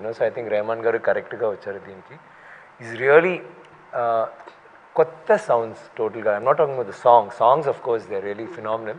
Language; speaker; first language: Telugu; non-native, fluent; Tamil